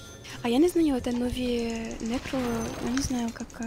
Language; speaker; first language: Russian; non-native, learner; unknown